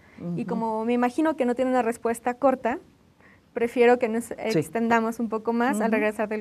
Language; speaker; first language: Spanish; native; Spanish